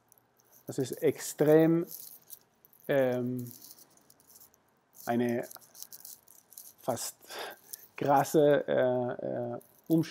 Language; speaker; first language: German; non-native, fluent; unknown